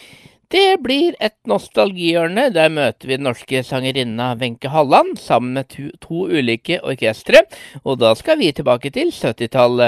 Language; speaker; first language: Norwegian; native; Norwegian